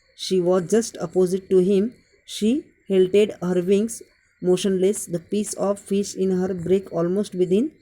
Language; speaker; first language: English; non-native, local second language; Marathi